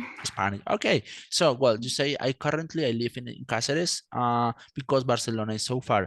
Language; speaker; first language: English; non-native, fluent; Spanish